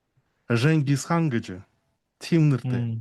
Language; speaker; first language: Mongolian; non-native, learner; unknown